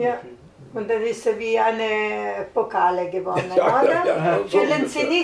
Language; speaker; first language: German; non-native, learner; Italian